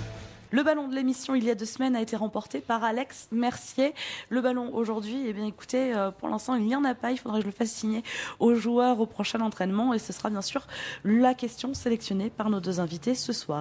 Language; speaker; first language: French; native; French